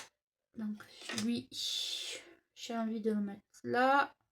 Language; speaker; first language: French; native; French